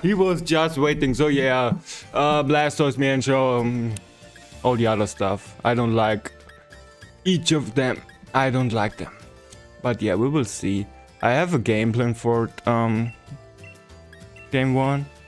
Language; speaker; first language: English; non-native, fluent; German